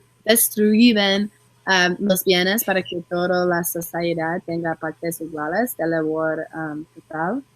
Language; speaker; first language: Spanish; non-native, learner; English